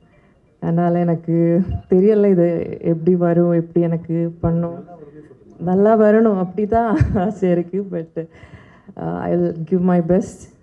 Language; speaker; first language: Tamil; non-native, learner; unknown